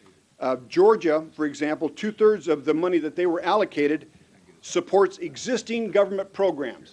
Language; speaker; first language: English; native; English